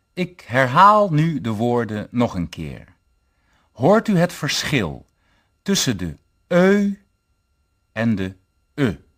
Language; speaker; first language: Dutch; native; Dutch